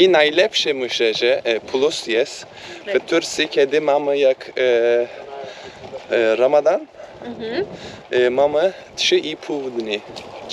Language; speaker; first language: Polish; non-native, learner; Turkish